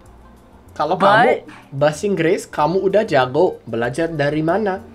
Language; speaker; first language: Indonesian; non-native, fluent; English